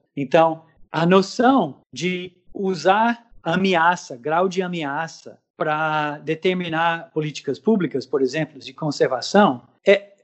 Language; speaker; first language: Portuguese; non-native, fluent; English